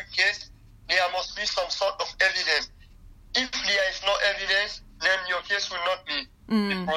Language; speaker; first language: English; non-native, local second language; Krio